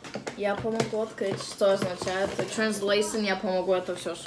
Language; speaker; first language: Russian; early bilingual, heritage; Russian